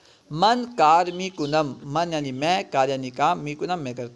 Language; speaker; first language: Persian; non-native, fluent; Urdu